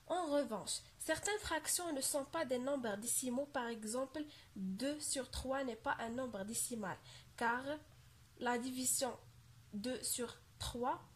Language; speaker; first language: French; non-native, local second language; Arabic